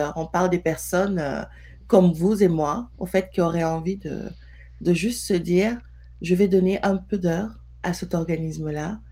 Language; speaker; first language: French; non-native, local second language; Wolof